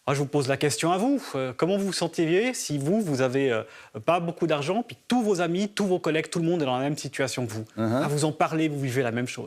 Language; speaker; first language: French; native; French